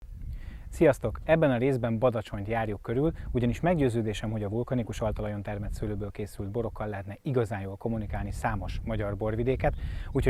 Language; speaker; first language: Hungarian; native; Hungarian